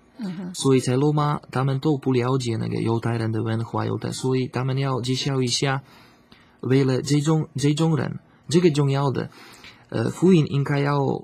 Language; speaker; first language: Chinese; non-native, fluent; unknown